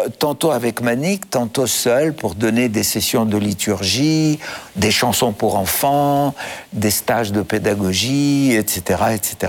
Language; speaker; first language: French; non-native, fluent; Greek